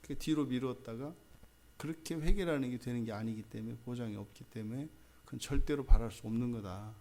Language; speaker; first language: Korean; native; Korean